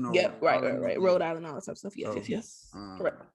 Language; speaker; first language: English; native; English